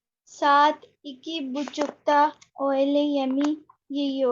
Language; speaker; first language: Turkish; non-native, learner; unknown